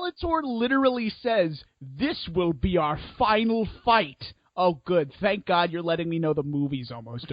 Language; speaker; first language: English; native; English